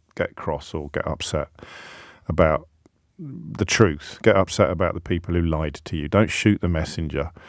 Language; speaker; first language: English; native; English